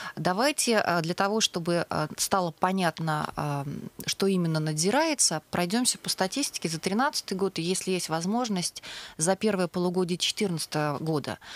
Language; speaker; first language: Russian; native; Russian